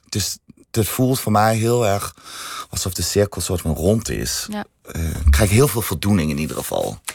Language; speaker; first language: Dutch; non-native, fluent; Danish